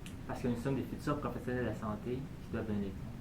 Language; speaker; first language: French; native; French